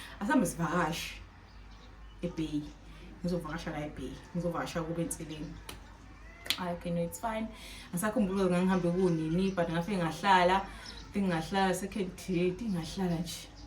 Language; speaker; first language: Zulu; native; Zulu